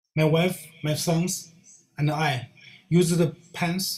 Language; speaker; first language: English; non-native, learner; Chinese